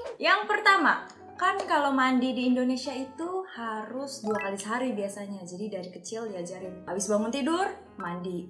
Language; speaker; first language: Indonesian; native; Indonesian